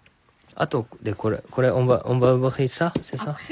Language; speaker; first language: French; non-native, fluent; Japanese